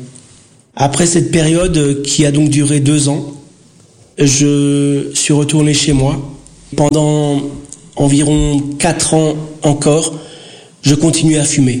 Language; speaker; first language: French; early bilingual, other home language; Portuguese